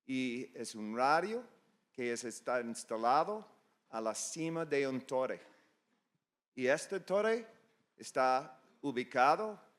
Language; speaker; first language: Spanish; non-native, fluent; English